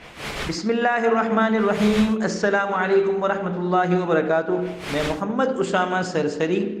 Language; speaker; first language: Urdu; native; Urdu